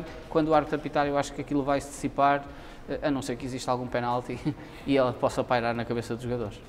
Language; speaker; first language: Portuguese; native; Portuguese